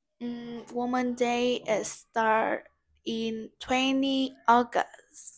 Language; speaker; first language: English; non-native, learner; Vietnamese